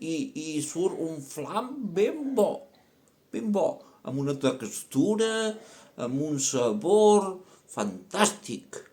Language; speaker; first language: Catalan; non-native, local second language; Spanish